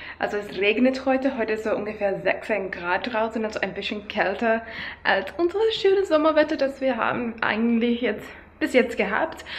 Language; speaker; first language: German; non-native, fluent; Finnish